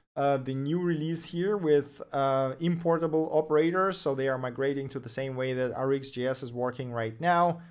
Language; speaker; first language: English; non-native, fluent; Russian